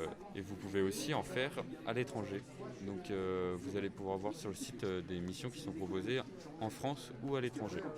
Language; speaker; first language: French; native; French